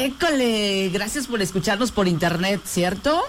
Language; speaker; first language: Spanish; native; Spanish